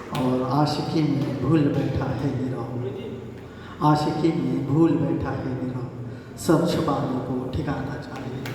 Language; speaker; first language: Hindi; native; Hindi